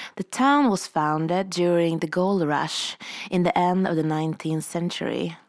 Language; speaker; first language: English; non-native, fluent; Swedish